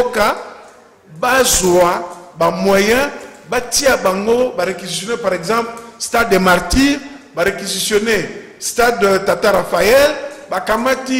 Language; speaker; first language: French; non-native, local second language; Lingala